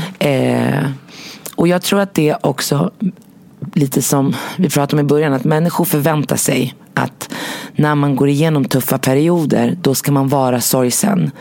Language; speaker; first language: Swedish; early bilingual, other home language; Arabic